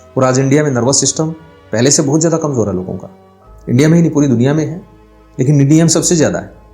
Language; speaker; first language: Hindi; native; Hindi